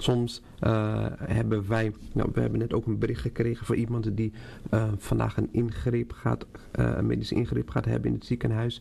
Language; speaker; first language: Dutch; non-native, fluent; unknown